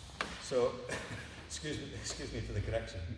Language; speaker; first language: English; native; English